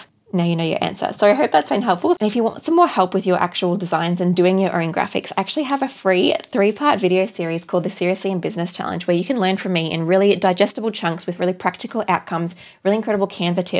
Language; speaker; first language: English; native; English